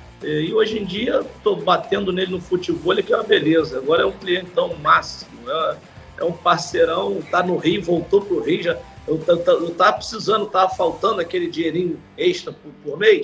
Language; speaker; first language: Portuguese; native; Portuguese